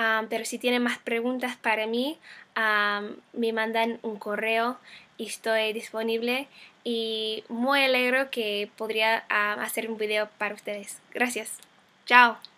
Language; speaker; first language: Spanish; non-native, fluent; English